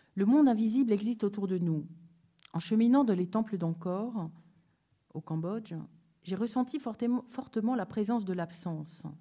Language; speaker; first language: French; native; French